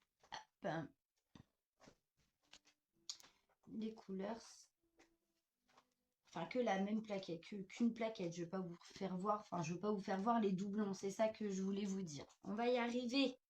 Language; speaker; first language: French; native; French